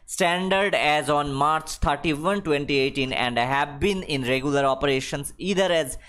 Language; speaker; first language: English; non-native, local second language; Bangla